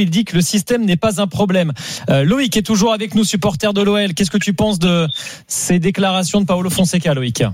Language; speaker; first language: French; native; French